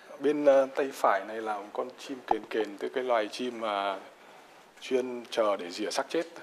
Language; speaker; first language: Vietnamese; native; Vietnamese